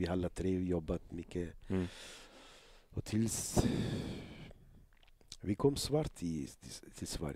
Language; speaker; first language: Swedish; non-native, learner; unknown